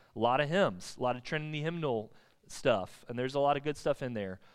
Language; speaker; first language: English; native; English